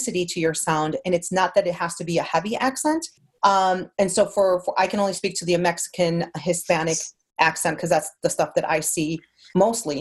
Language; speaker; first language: English; early bilingual, other home language; Spanish